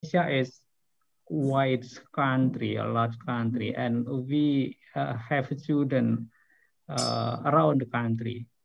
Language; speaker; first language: English; non-native, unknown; Indonesian